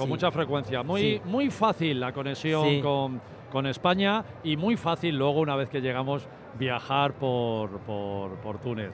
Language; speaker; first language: Spanish; native; Spanish